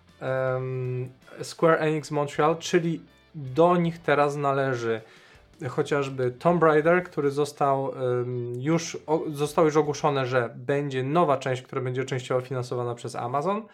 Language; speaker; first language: Polish; native; Polish